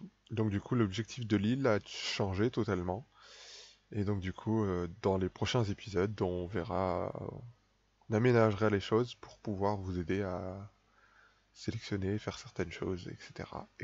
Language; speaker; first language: French; native; French